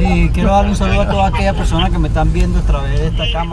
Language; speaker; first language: Spanish; native; Spanish